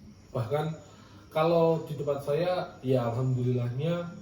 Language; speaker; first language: Indonesian; native; Indonesian